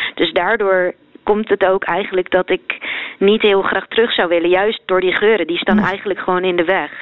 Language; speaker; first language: Dutch; native; Dutch